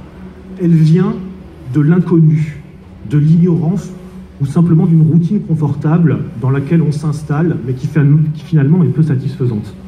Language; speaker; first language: French; native; French